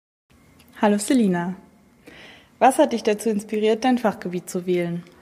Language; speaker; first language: German; native; German